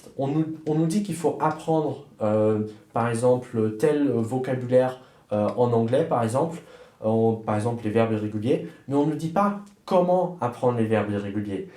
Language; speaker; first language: French; early bilingual, other home language; German